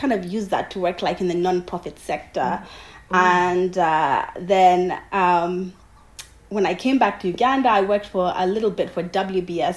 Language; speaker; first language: English; non-native, local second language; Ganda